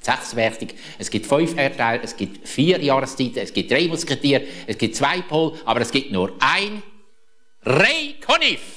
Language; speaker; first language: German; native; German